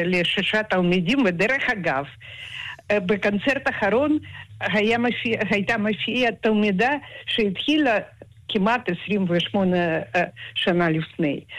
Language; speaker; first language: Hebrew; non-native, fluent; Russian